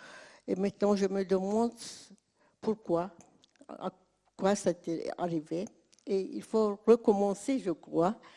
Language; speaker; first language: French; non-native, fluent; Turkish